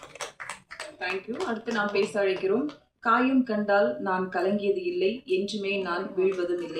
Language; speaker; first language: Tamil; native; Tamil